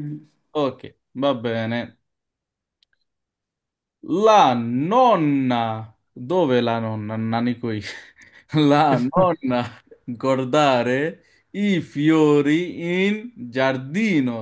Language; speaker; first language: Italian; non-native, learner; Bangla